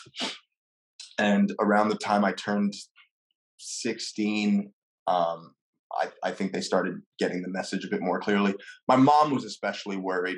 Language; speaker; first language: English; non-native, fluent; French